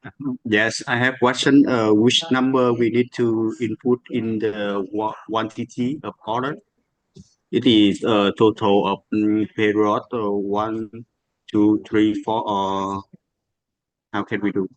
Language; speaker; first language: English; non-native, learner; Vietnamese